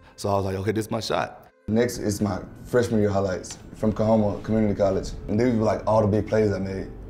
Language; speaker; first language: English; native; English